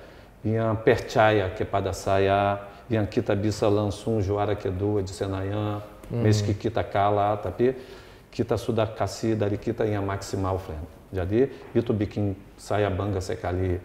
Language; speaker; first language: Indonesian; non-native, fluent; Portuguese